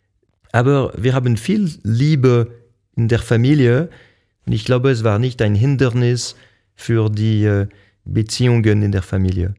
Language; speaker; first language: German; non-native, local second language; French